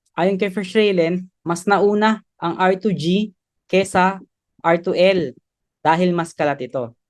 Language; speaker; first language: Filipino; native; Filipino